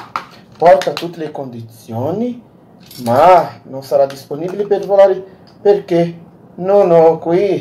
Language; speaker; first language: Italian; non-native, learner; Portuguese